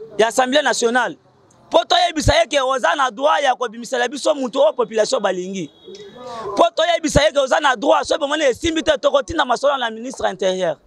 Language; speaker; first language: Lingala; native; Lingala